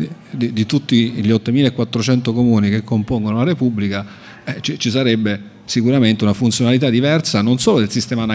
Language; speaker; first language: Italian; native; Italian